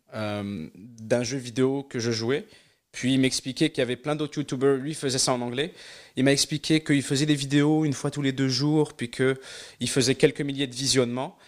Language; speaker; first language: French; non-native, local second language; Arabic